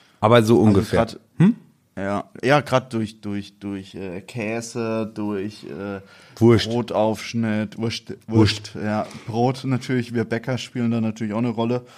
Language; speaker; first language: German; native; German